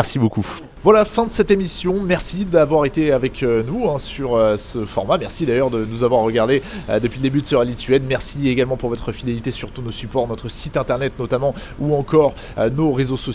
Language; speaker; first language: French; native; French